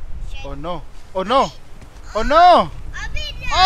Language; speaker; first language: English; non-native, local second language; Malay